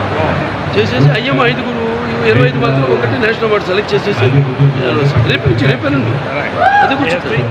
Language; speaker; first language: Telugu; native; Telugu